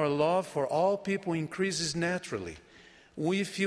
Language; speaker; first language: English; non-native, fluent; Portuguese